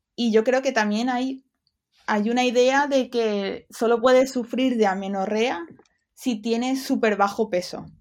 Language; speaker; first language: Spanish; early bilingual, other home language; English